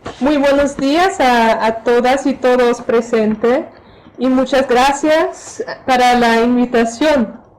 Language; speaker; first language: Spanish; non-native, fluent; German